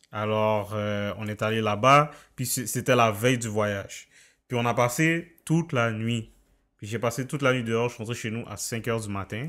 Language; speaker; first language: French; native; French